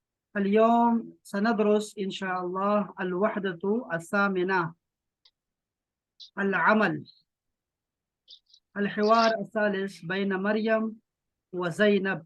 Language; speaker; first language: Arabic; non-native, fluent; Urdu